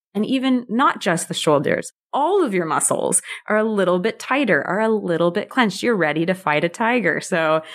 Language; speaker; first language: English; native; English